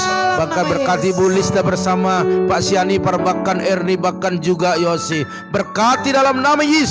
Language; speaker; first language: Indonesian; native; Indonesian